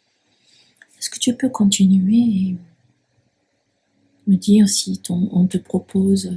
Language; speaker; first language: French; native; French